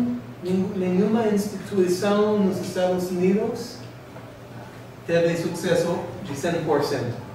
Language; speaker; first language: Spanish; non-native, fluent; English